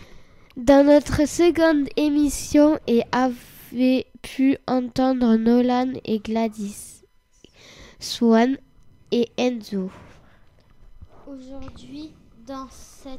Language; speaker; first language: French; native; French